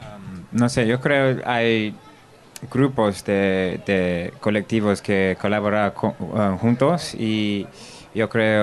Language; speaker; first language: Spanish; non-native, learner; English